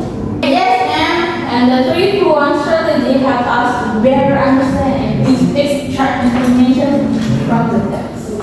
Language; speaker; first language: English; non-native, learner; Indonesian